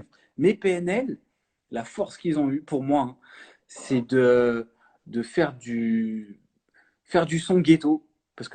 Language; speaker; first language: French; native; French